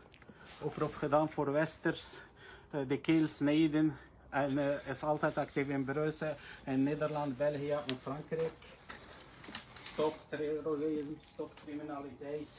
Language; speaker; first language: Dutch; non-native, learner; Arabic